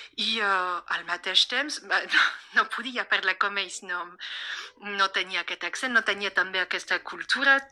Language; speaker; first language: Catalan; non-native, local second language; French